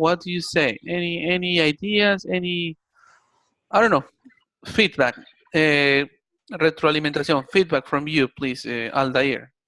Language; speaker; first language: English; non-native, fluent; Spanish